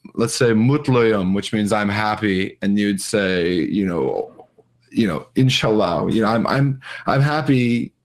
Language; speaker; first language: English; native; English